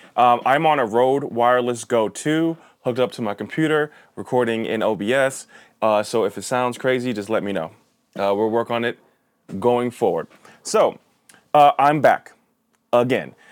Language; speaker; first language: English; native; English